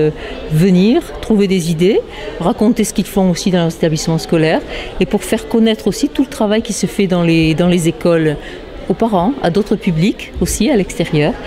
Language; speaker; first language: French; native; French